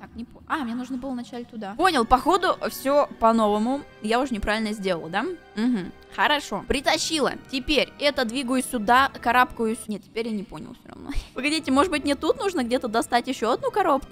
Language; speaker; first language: Russian; native; Russian